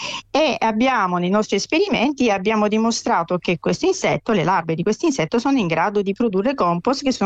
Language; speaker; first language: Italian; native; Italian